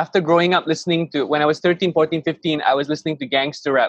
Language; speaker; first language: English; non-native, local second language; Malay